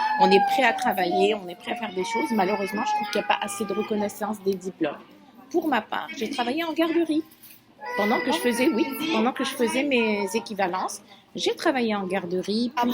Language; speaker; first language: French; non-native, local second language; Kabyle